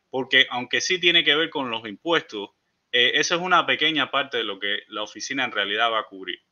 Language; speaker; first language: Spanish; early bilingual, heritage; Spanish